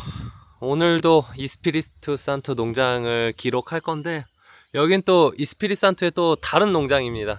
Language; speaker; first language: Korean; native; Korean